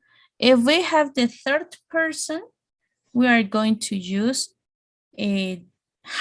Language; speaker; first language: English; non-native, fluent; Spanish